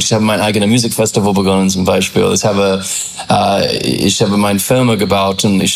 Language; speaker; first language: German; non-native, fluent; English